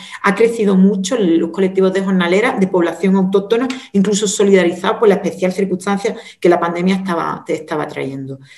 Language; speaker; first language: Spanish; native; Spanish